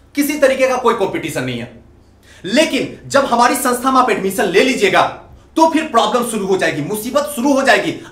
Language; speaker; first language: Hindi; native; Hindi